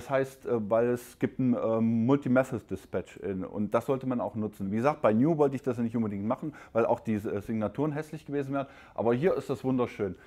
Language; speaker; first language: German; native; German